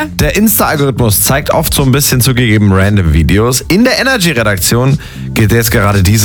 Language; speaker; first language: German; native; German